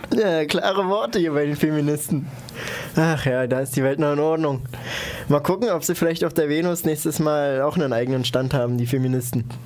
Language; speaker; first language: German; native; German